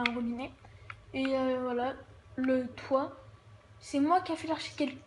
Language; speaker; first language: French; native; French